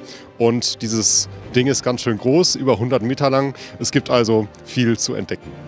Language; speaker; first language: German; native; German